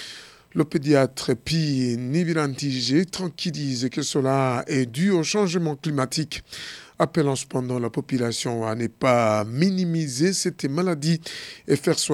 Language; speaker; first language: French; non-native, local second language; Rundi